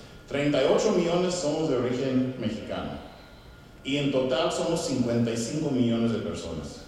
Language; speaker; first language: Spanish; early bilingual, heritage; Spanish